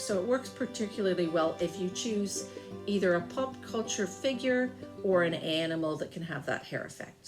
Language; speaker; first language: English; native; English